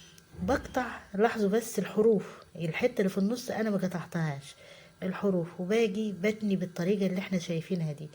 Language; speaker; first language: Arabic; native; Arabic